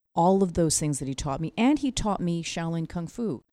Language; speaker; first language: English; native; English